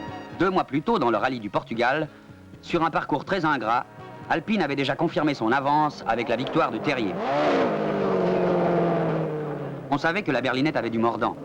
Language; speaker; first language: French; native; French